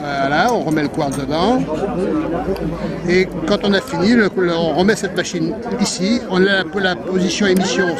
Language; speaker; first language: French; native; French